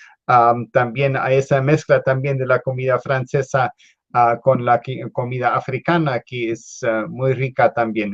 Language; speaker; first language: Spanish; non-native, fluent; English